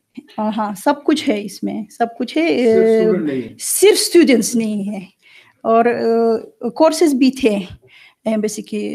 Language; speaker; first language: Hindi; non-native, fluent; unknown